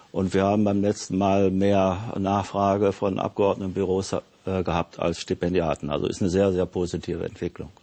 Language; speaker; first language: German; native; German